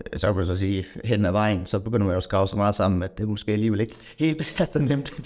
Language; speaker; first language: Danish; native; Danish